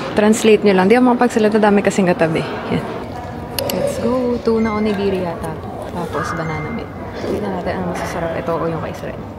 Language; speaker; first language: Filipino; native; Filipino